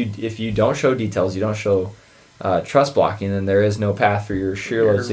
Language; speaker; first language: English; native; English